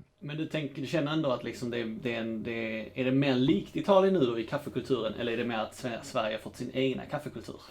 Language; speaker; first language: Swedish; native; Swedish